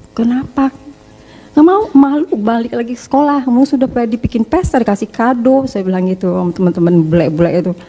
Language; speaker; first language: Indonesian; early bilingual, heritage; Indonesian